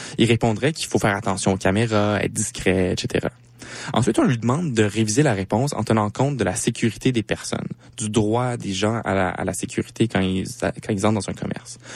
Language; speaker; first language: French; native; French